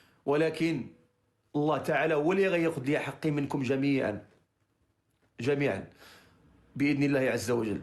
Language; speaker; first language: Arabic; native; Arabic